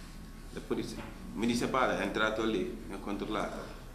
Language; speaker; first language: Italian; non-native, learner; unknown